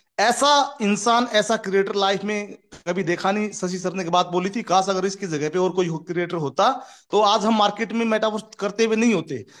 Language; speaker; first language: Hindi; native; Hindi